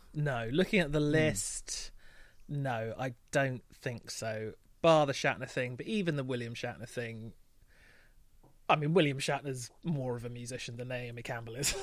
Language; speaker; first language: English; native; English